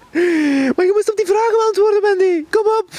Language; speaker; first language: Dutch; native; Dutch